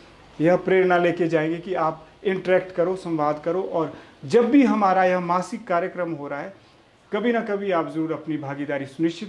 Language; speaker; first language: Hindi; native; Hindi